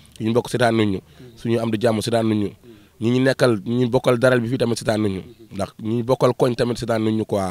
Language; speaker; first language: Wolof; non-native, local second language; Fula